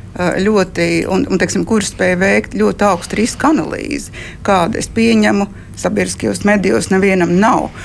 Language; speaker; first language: Latvian; native; Latvian